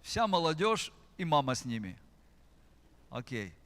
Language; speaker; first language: Russian; native; Russian